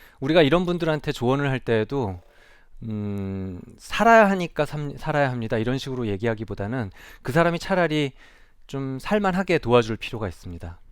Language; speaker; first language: Korean; native; Korean